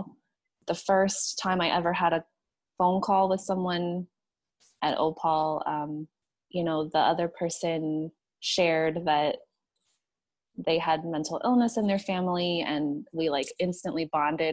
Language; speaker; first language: English; native; English